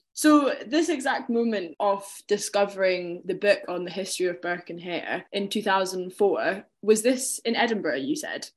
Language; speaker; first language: English; native; English